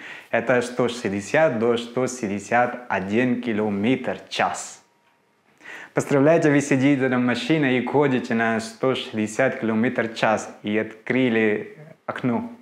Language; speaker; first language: Russian; non-native, fluent; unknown